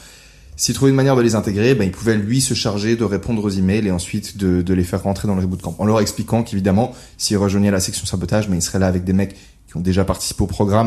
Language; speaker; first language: French; native; French